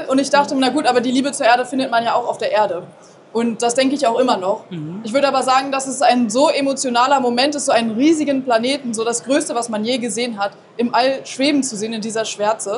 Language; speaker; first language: German; native; German